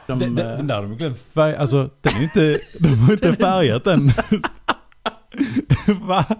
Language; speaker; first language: Swedish; native; Swedish